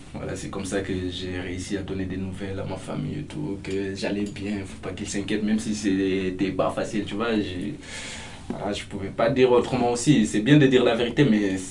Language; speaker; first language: French; non-native, local second language; Fula